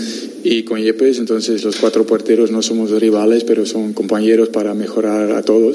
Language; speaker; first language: Spanish; non-native, learner; Dutch